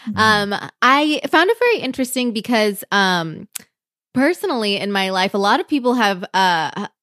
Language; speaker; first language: English; native; English